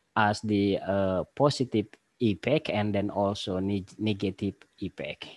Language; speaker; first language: English; non-native, learner; Indonesian